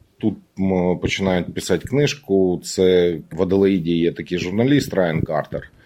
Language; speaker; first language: Ukrainian; native; Ukrainian